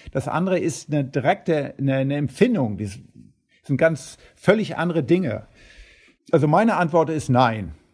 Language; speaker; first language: German; early bilingual, heritage; German